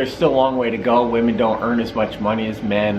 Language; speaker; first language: English; native; English